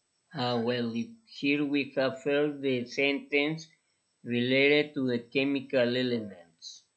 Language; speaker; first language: English; non-native, fluent; Spanish